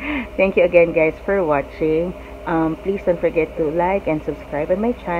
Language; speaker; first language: English; non-native, local second language; Filipino